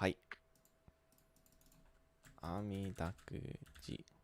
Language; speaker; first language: Japanese; early bilingual, heritage; Japanese